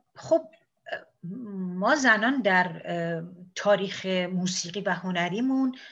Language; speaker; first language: Persian; native; Persian